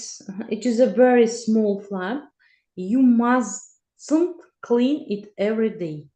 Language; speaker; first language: English; non-native, learner; Russian